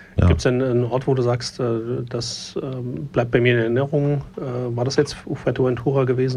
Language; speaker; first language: German; native; German